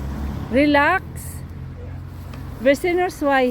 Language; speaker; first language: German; non-native, learner; Filipino